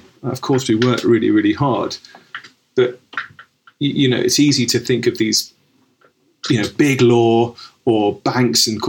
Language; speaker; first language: English; native; English